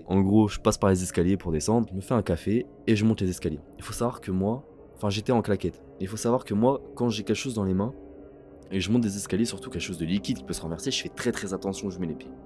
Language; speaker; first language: French; native; French